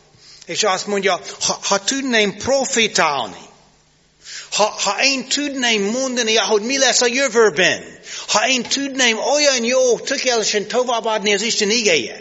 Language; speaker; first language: Hungarian; non-native, learner; English